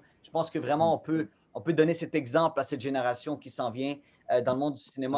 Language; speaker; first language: French; native; French